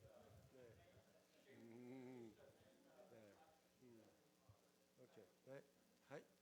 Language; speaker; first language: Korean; non-native, learner; Chinese